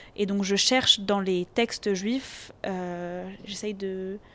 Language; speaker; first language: French; native; French